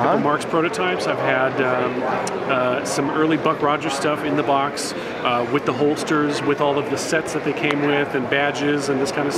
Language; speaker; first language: English; native; English